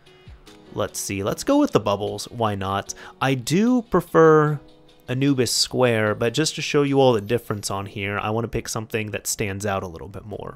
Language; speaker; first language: English; native; English